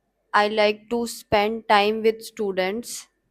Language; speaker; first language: English; non-native, learner; Urdu